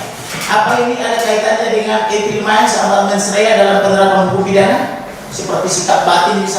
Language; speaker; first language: Indonesian; native; Indonesian